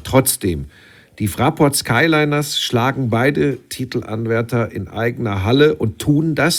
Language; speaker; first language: German; native; German